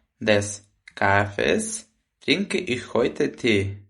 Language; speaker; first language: German; non-native, fluent; Ukrainian